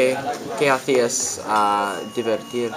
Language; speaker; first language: Spanish; non-native, learner; English